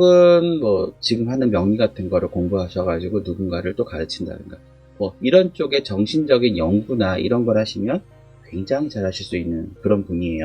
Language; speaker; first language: Korean; native; Korean